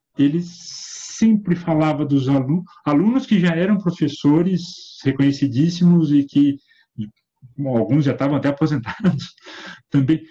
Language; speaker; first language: Portuguese; native; Portuguese